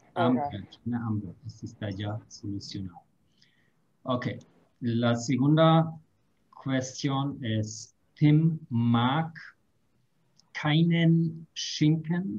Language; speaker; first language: Spanish; non-native, fluent; German